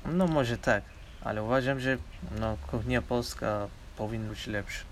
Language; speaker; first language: Polish; non-native, learner; Turkish